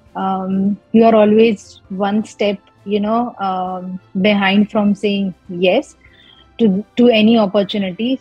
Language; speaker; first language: English; non-native, local second language; Gujarati